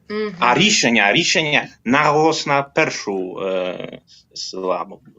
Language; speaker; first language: Ukrainian; non-native, fluent; Polish